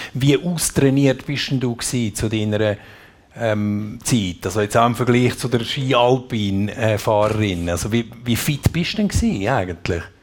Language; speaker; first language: German; native; German